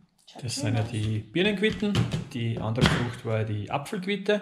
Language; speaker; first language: German; native; German